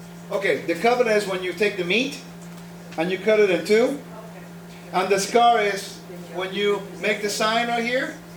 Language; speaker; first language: English; non-native, fluent; Spanish